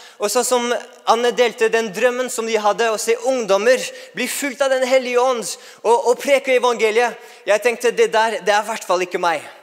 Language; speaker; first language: Norwegian; non-native, fluent; English